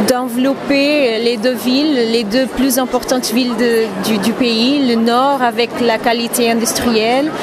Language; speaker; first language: French; non-native, fluent; Portuguese